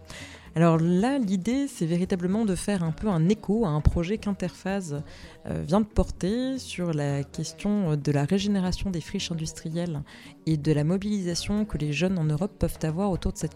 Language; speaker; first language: French; native; French